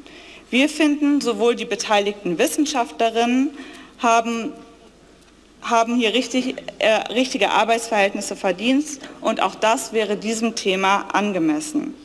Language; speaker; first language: German; native; German